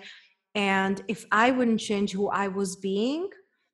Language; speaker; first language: English; non-native, fluent; Czech